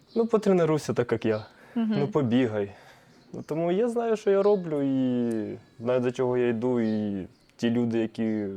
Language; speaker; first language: Ukrainian; non-native, local second language; Russian